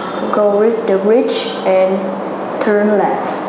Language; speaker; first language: English; non-native, learner; Vietnamese